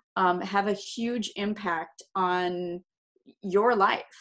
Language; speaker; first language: English; native; English